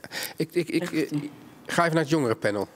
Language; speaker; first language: Dutch; native; Dutch